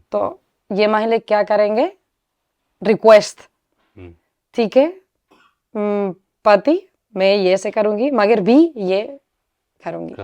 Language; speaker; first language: Hindi; non-native, learner; Spanish